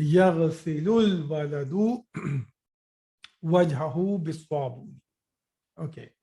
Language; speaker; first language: Arabic; non-native, fluent; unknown